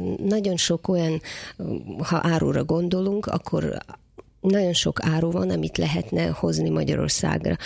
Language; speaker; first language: Hungarian; non-native, fluent; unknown